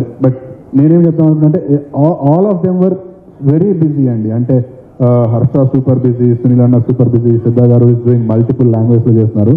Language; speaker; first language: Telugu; native; Telugu